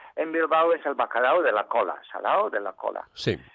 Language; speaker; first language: Spanish; non-native, fluent; English